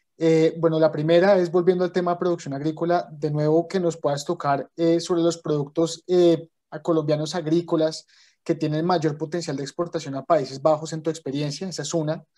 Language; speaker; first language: Spanish; native; Spanish